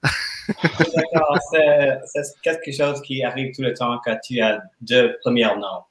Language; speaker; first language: French; non-native, learner; English